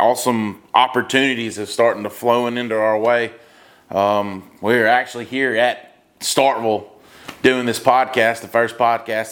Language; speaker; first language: English; native; English